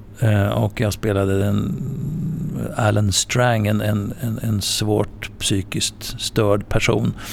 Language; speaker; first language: Swedish; native; Swedish